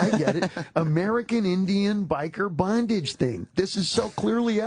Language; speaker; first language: English; native; English